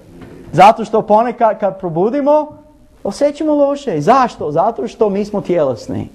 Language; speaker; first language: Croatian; non-native, learner; English